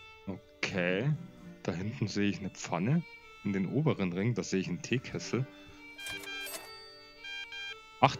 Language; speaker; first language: German; native; German